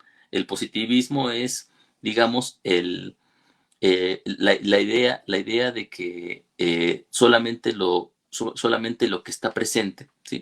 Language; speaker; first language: Spanish; native; Spanish